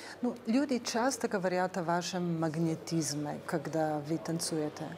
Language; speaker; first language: Russian; non-native, fluent; Slovenian